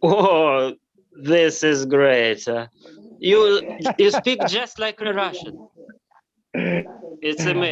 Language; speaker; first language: English; non-native, learner; Russian